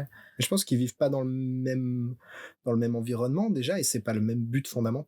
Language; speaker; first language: French; native; French